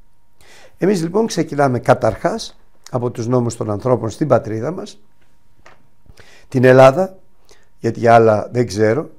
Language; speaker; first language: Greek; native; Greek